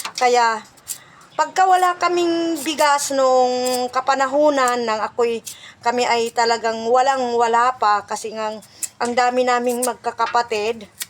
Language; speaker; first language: Filipino; non-native, local second language; Cebuano